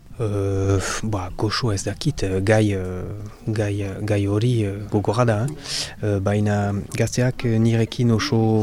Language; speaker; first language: Basque; non-native, local second language; French